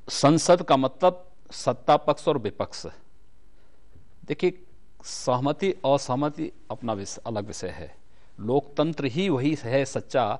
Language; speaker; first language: Hindi; native; Hindi